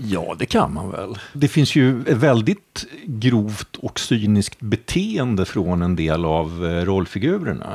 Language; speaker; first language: Swedish; native; Swedish